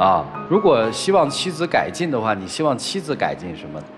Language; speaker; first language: Chinese; native; Chinese